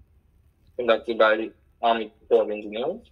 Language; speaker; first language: English; native; English